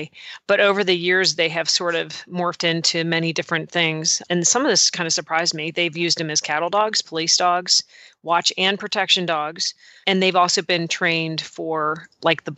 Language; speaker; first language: English; native; English